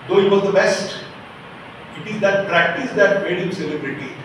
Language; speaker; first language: English; non-native, local second language; Marathi